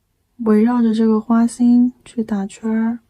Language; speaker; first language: Chinese; native; Chinese